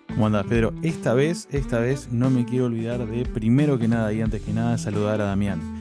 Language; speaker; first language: Spanish; native; Spanish